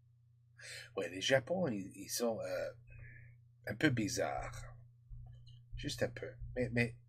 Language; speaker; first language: French; non-native, learner; English